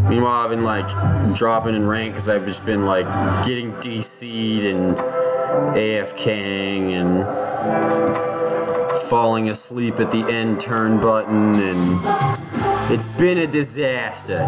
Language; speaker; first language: English; native; English